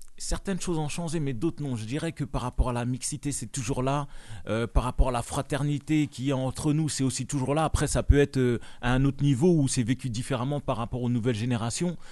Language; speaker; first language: French; non-native, local second language; Bambara